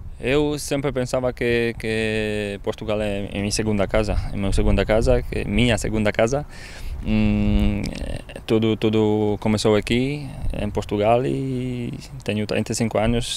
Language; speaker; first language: Portuguese; non-native, learner; Polish